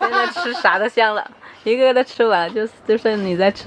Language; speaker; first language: Chinese; native; Chinese